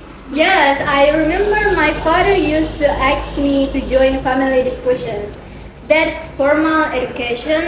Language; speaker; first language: English; non-native, learner; Indonesian